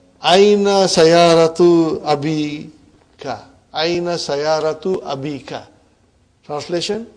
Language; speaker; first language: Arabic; non-native, fluent; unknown